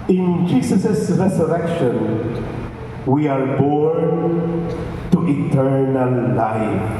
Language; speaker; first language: English; non-native, local second language; Filipino